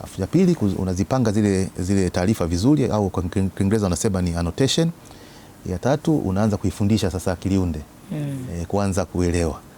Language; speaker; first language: Swahili; native; Swahili